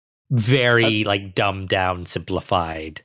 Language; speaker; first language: English; native; English